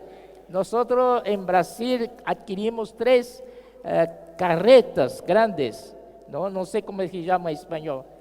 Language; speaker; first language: Spanish; non-native, fluent; Portuguese